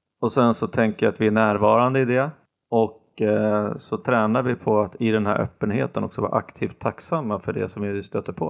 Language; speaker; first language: Swedish; native; Swedish